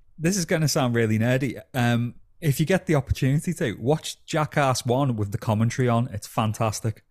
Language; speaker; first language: English; native; English